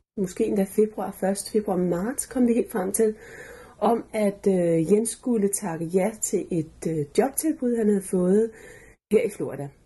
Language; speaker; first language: Danish; native; Danish